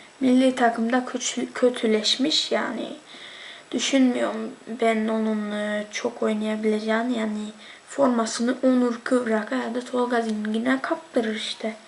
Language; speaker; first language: Turkish; early bilingual, heritage; Turkish